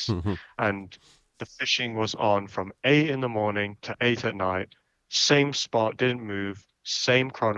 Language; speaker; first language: English; native; English